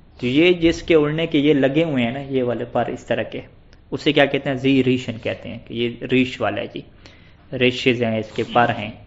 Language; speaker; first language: Urdu; non-native, local second language; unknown